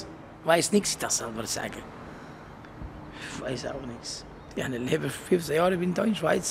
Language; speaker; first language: German; non-native, learner; Albanian